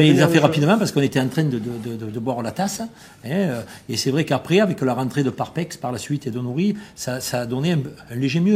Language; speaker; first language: French; native; French